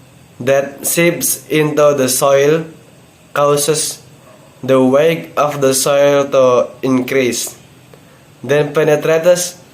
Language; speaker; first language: English; non-native, learner; Indonesian